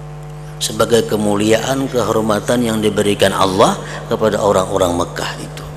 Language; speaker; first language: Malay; non-native, local second language; Banjar